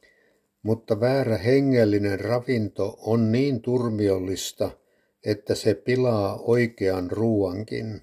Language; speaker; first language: Finnish; native; Finnish